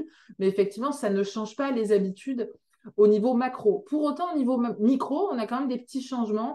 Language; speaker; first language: French; native; French